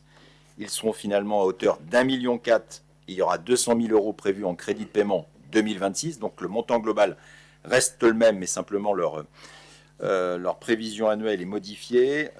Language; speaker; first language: French; native; French